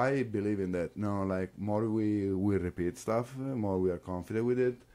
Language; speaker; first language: English; non-native, fluent; Italian